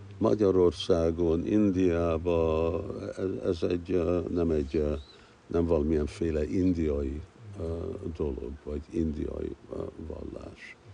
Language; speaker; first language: Hungarian; early bilingual, heritage; Hungarian